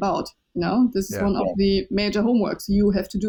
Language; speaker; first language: English; non-native, fluent; Chinese